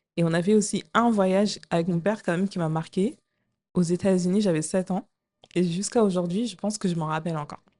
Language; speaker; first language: French; native; French